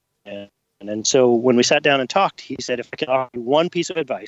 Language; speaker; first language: English; native; English